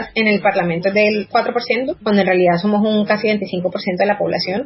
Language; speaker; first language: Spanish; native; Spanish